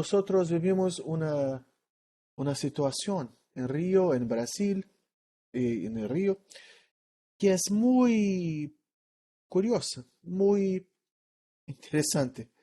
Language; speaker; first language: Spanish; non-native, learner; Portuguese